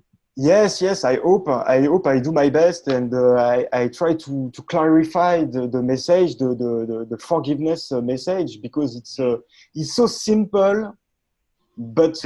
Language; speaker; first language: English; non-native, learner; French